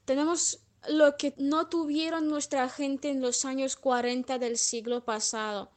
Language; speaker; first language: Spanish; non-native, fluent; Russian